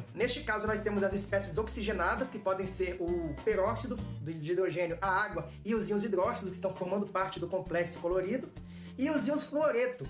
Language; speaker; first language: Portuguese; native; Portuguese